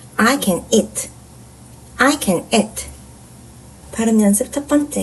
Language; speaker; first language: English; non-native, fluent; Korean